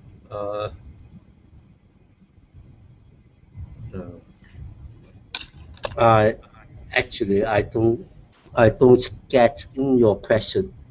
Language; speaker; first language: English; non-native, learner; Chinese